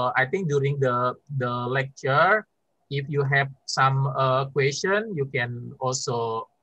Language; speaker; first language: English; non-native, fluent; Indonesian